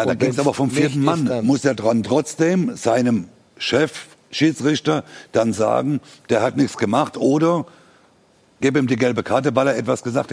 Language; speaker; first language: German; native; German